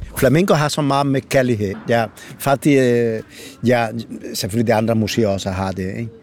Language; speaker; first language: Danish; non-native, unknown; Spanish